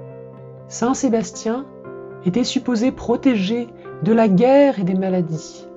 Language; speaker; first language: French; native; French